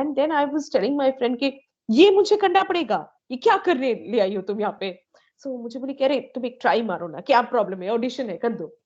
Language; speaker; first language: Hindi; non-native, local second language; Bangla